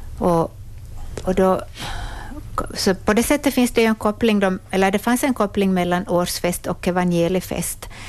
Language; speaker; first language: Swedish; native; Swedish